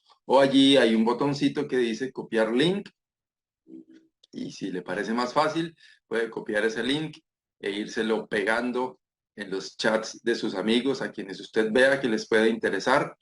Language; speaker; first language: Spanish; native; Spanish